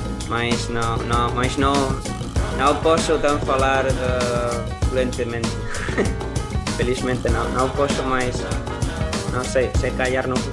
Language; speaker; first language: Portuguese; non-native, learner; Spanish